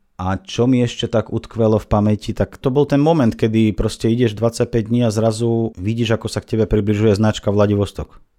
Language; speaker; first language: Slovak; non-native, fluent; Russian